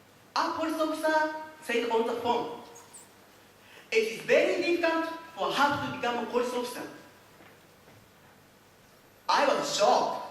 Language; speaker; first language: English; non-native, learner; Japanese